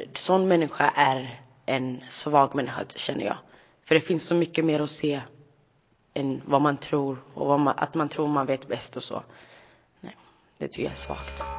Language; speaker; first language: Swedish; early bilingual, other home language; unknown